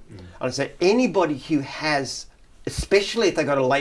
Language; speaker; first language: English; native; English